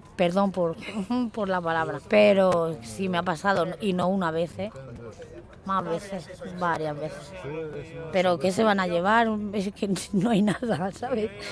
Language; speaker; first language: Spanish; native; Spanish